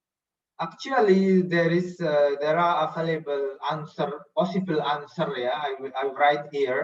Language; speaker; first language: English; non-native, fluent; Indonesian